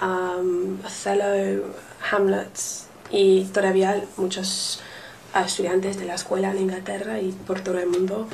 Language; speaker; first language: Spanish; non-native, learner; English